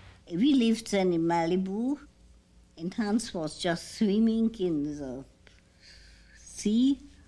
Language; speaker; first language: English; non-native, fluent; German